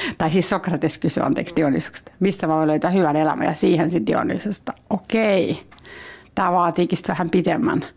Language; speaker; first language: Finnish; non-native, local second language; Swedish